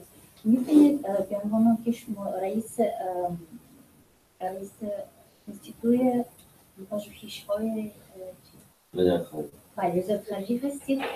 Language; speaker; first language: Persian; non-native, fluent; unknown